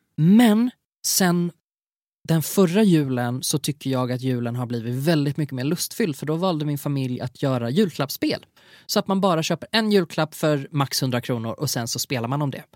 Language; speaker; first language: Swedish; native; Swedish